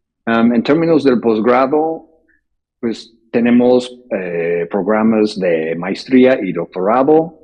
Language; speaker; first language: Spanish; non-native, fluent; English